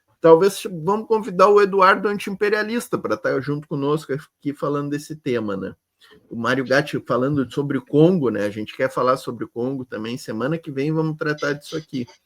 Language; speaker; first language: Portuguese; native; Portuguese